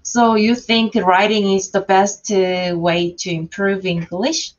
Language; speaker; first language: English; non-native, learner; Korean